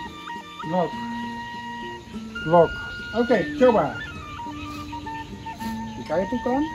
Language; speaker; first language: Indonesian; non-native, learner; Dutch